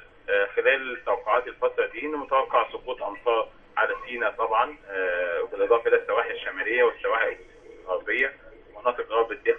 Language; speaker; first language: Arabic; native; Arabic